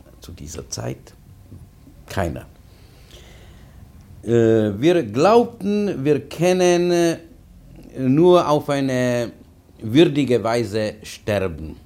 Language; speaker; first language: German; non-native, fluent; Czech